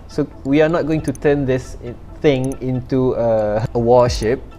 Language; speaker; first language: English; non-native, local second language; Malay